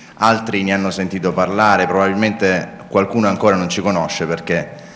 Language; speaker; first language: Italian; native; Italian